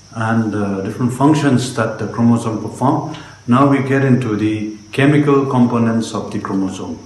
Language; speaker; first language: English; non-native, local second language; Nepali